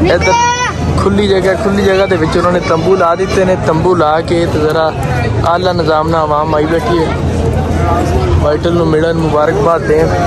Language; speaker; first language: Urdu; non-native, local second language; Punjabi